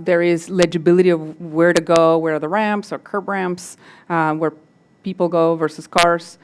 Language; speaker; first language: English; non-native, fluent; Spanish